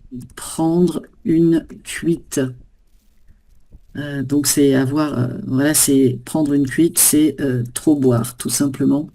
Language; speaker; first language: French; native; French